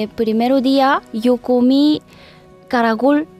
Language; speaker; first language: Spanish; non-native, learner; Korean